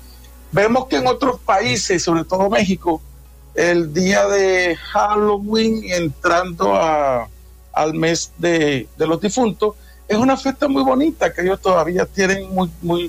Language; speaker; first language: Spanish; native; Spanish